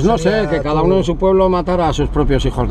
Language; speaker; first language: Spanish; native; Spanish